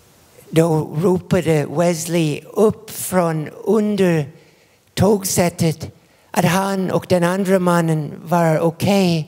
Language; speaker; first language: Swedish; non-native, fluent; English